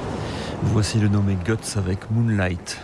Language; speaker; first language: French; native; French